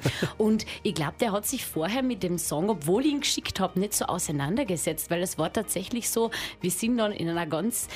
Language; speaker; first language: German; native; German